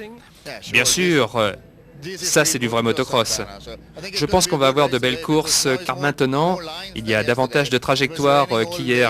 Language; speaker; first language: French; native; French